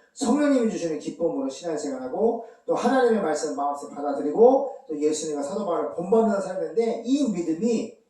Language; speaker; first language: Korean; native; Korean